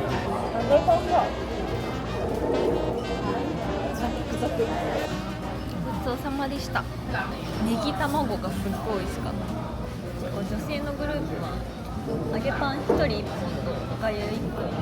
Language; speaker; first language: Japanese; native; Japanese